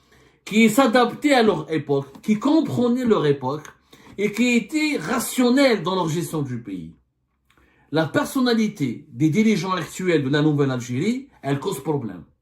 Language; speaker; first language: French; non-native, local second language; Arabic